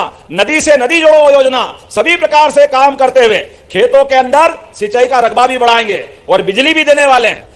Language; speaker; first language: Hindi; native; Hindi